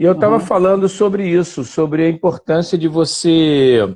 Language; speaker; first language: Portuguese; native; Portuguese